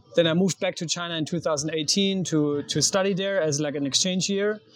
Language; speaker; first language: English; non-native, fluent; German